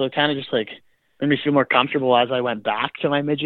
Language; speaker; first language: English; native; English